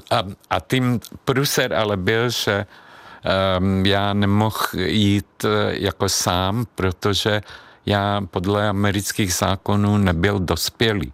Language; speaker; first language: Czech; non-native, fluent; Hungarian